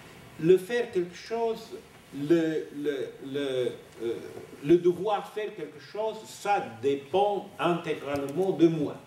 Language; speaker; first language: French; non-native, fluent; Italian